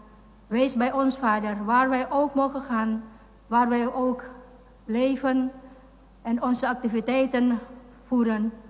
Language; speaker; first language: Dutch; non-native, fluent; Indonesian